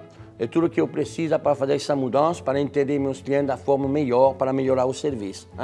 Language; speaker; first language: Portuguese; non-native, fluent; French